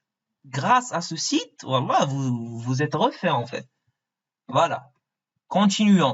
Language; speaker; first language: French; non-native, fluent; Arabic